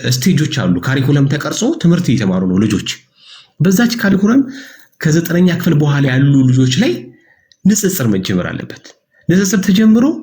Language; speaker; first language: Amharic; native; Amharic